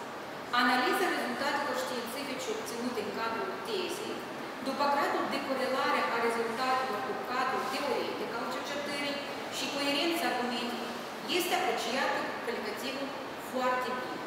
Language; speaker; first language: Romanian; native; Romanian